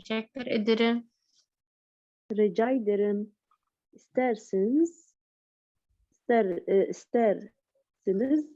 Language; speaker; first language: Turkish; non-native, learner; Arabic